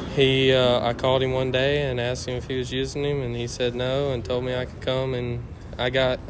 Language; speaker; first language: English; native; English